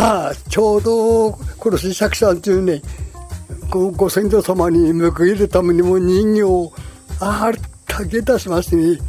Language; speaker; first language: Japanese; native; Japanese